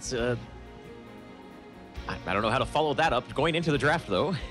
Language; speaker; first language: English; native; English